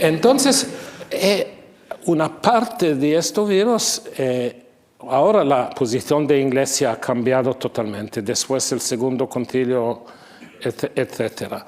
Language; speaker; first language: Spanish; non-native, fluent; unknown